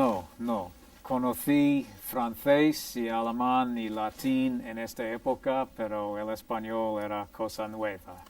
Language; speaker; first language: Spanish; non-native, fluent; English